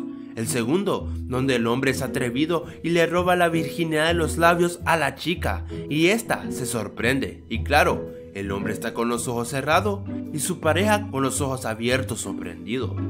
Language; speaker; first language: Spanish; native; Spanish